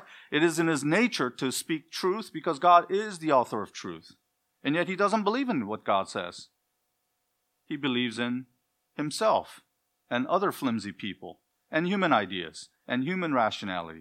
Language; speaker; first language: English; native; English